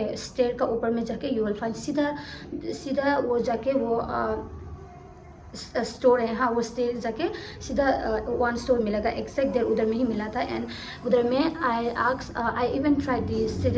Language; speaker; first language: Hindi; non-native, local second language; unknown